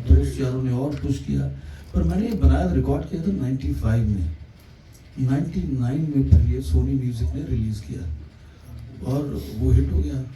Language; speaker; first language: Hindi; early bilingual, heritage; Hindi